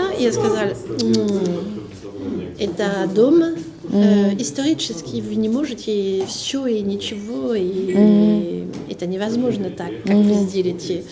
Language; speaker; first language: Russian; non-native, learner; French